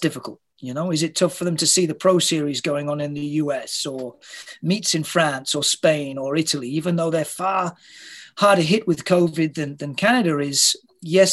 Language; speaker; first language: English; native; English